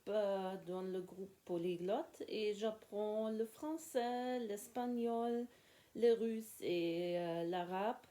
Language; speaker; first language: French; non-native, learner; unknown